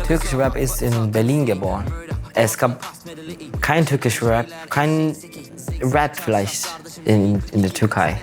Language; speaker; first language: German; non-native, learner; Turkish